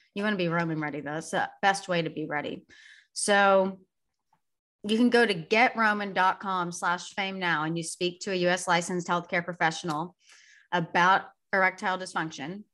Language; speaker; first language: English; native; English